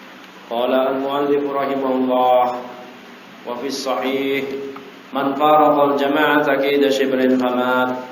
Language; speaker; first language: Arabic; non-native, fluent; Indonesian